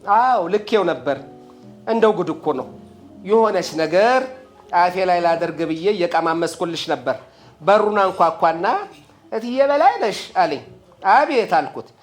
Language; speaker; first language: Amharic; native; Amharic